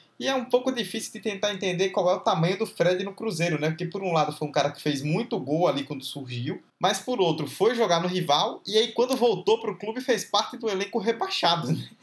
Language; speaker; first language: Portuguese; native; Portuguese